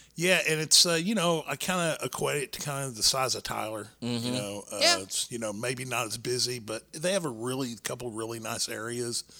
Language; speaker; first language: English; native; English